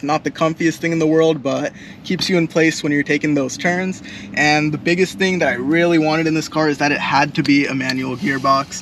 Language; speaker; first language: English; native; English